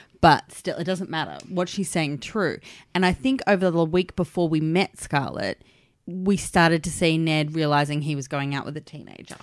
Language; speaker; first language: English; native; English